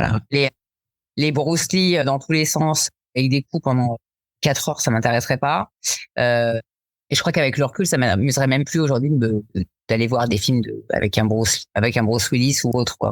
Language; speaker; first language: French; native; French